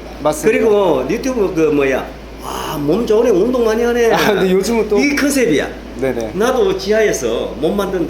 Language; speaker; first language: Korean; native; Korean